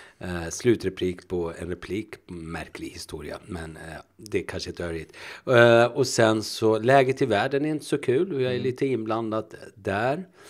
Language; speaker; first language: Swedish; early bilingual, other home language; Turoyo